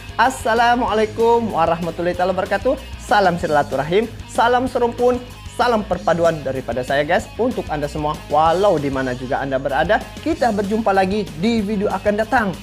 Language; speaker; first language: Malay; native; Malay